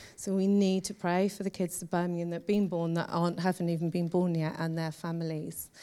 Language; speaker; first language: English; native; English